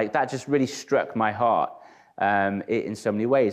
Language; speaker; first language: English; native; English